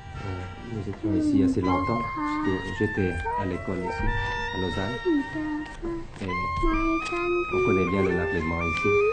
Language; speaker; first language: French; early bilingual, other home language; Thai